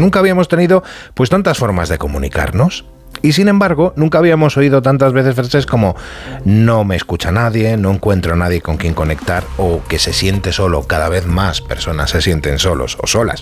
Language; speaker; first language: Spanish; native; Spanish